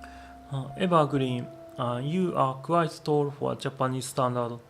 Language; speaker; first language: English; non-native, learner; Japanese